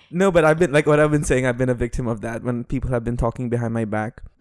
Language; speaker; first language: English; native; English